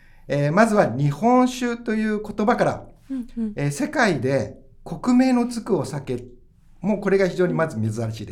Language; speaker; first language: Japanese; native; Japanese